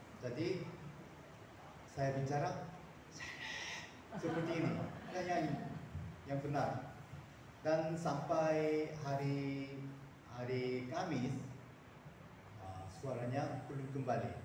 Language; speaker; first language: Indonesian; non-native, fluent; Korean